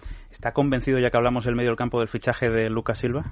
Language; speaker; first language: Spanish; native; Spanish